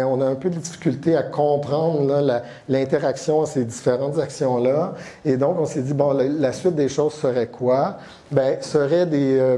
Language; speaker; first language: French; native; French